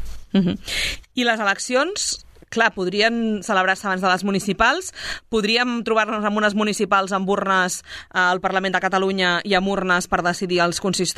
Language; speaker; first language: Catalan; native; Catalan